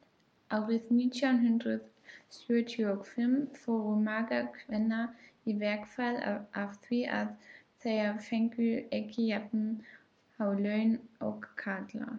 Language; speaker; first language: Icelandic; non-native, learner; German